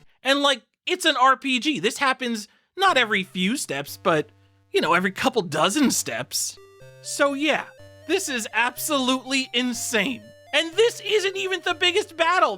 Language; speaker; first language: English; native; English